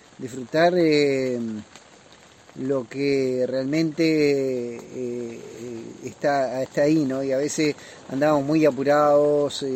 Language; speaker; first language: Spanish; native; Spanish